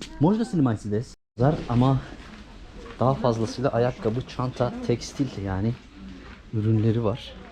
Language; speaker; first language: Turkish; native; Turkish